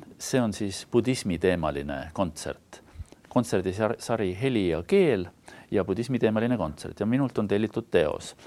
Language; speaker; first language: Estonian; native; Estonian